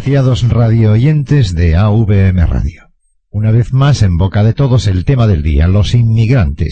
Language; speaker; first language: Spanish; native; Spanish